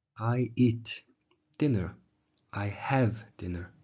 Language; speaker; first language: English; non-native, fluent; Mongolian